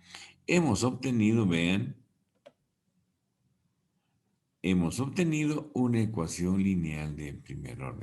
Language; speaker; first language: Spanish; native; Spanish